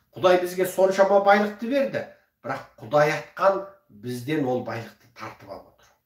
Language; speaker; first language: Kazakh; early bilingual, heritage; Kazakh